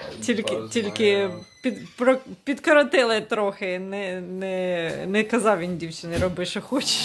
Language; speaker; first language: Ukrainian; non-native, local second language; Russian